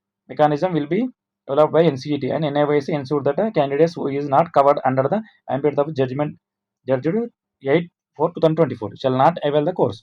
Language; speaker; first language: English; non-native, local second language; Telugu